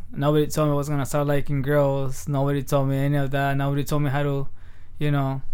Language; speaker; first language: English; early bilingual, other home language; Spanish